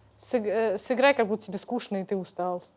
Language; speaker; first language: Russian; native; Russian